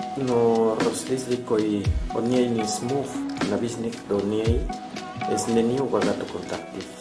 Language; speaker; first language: Ukrainian; non-native, learner; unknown